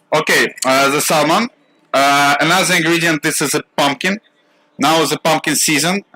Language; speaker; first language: English; non-native, learner; Russian